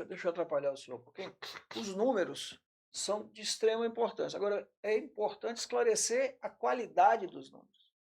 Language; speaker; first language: Portuguese; native; Portuguese